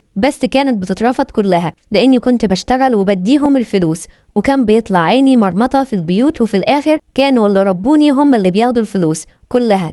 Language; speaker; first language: Arabic; native; Arabic